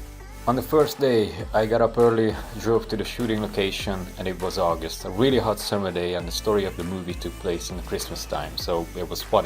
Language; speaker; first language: English; non-native, fluent; Hungarian